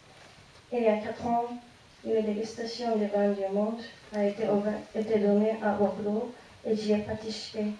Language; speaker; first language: French; non-native, fluent; Japanese